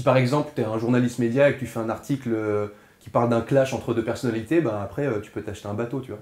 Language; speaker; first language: French; native; French